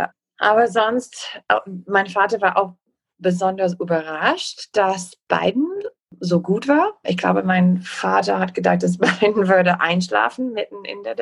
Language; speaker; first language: German; non-native, fluent; English